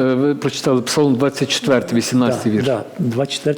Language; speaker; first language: Ukrainian; native; Ukrainian